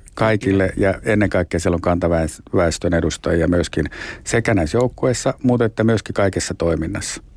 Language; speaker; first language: Finnish; native; Finnish